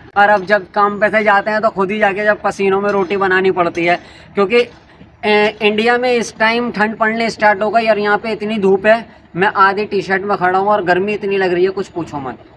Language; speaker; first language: Hindi; native; Hindi